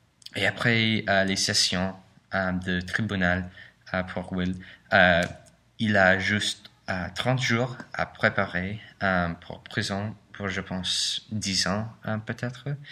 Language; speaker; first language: French; non-native, learner; English